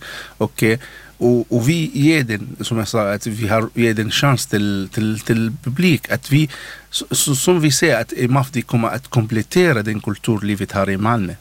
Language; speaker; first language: Swedish; non-native, learner; Arabic